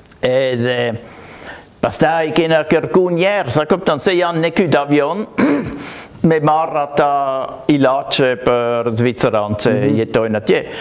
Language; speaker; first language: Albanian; non-native, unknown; German